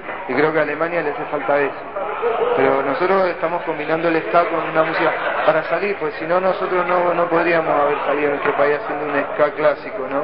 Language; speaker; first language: Spanish; native; Spanish